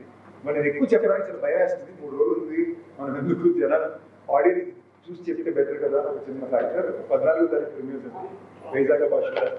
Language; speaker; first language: Telugu; native; Telugu